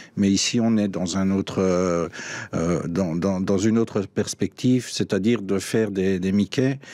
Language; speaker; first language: French; native; French